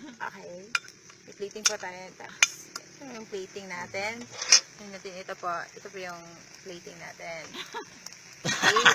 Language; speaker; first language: Filipino; non-native, local second language; Cebuano